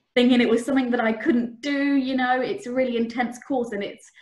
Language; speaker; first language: English; native; English